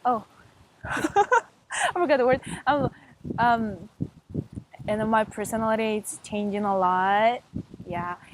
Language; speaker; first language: English; non-native, fluent; Mongolian